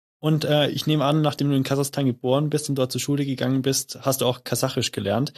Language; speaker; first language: German; native; German